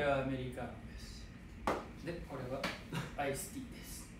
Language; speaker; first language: Korean; non-native, fluent; Japanese